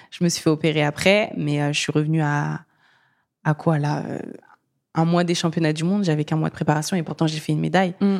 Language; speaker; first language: French; early bilingual, other home language; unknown